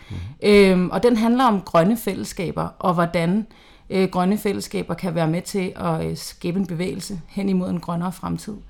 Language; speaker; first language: Danish; native; Danish